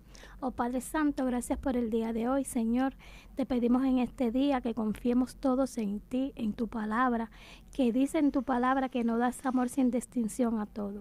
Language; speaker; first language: Spanish; native; Spanish